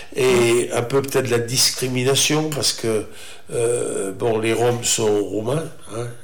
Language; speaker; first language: French; native; French